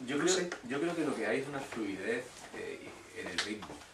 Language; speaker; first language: Spanish; native; Spanish